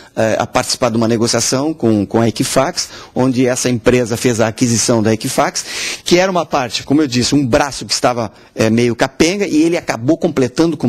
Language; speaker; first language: Portuguese; native; Portuguese